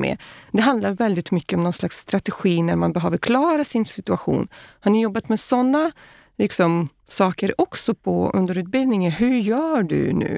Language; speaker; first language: Swedish; non-native, fluent; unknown